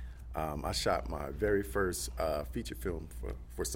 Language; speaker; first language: English; native; English